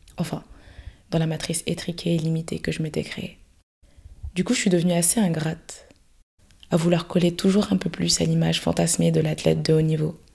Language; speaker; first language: French; native; French